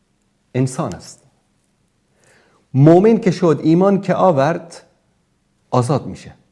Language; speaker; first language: Persian; native; Persian